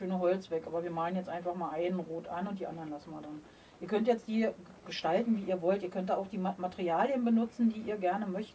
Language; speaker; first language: German; native; German